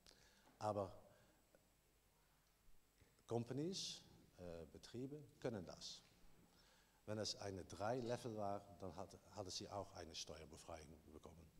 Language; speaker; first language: German; non-native, learner; Dutch